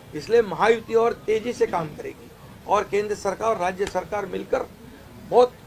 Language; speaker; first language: Hindi; non-native, local second language; Marathi